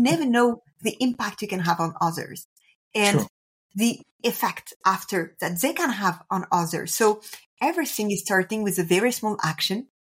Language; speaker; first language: English; non-native, fluent; French